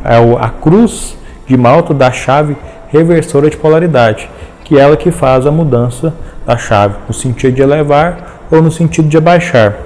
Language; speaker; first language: Portuguese; native; Portuguese